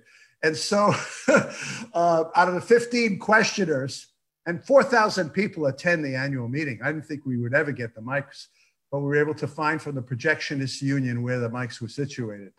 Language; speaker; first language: English; early bilingual, other home language; Yiddish